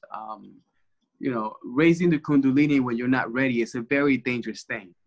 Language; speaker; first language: English; early bilingual, other home language; Spanish